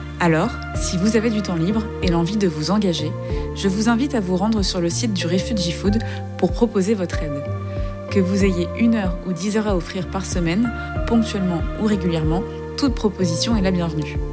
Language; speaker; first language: French; native; French